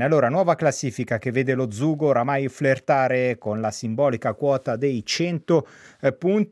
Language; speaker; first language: Italian; native; Italian